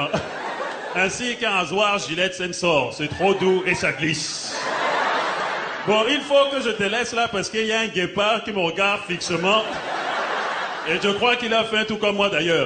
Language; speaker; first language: French; early bilingual, other home language; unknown